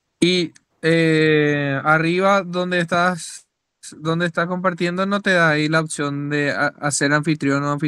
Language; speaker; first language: Spanish; native; Spanish